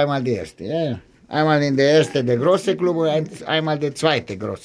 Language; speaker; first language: German; non-native, learner; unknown